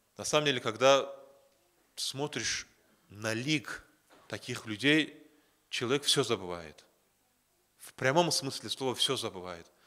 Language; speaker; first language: Russian; non-native, local second language; Azerbaijani